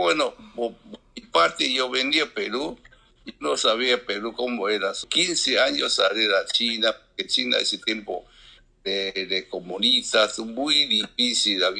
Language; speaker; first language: Spanish; non-native, learner; Chinese